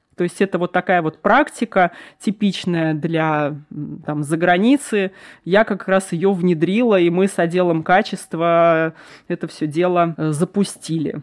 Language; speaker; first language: Russian; native; Russian